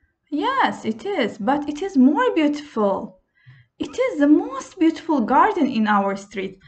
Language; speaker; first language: English; non-native, fluent; Azerbaijani